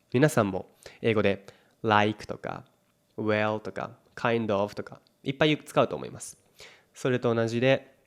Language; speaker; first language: Japanese; native; Japanese